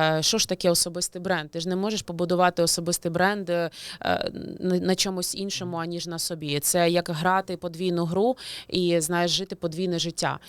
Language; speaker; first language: Ukrainian; native; Ukrainian